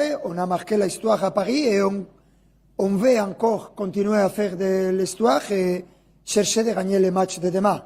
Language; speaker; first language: French; non-native, learner; Spanish